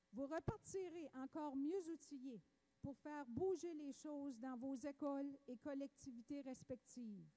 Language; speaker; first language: French; native; French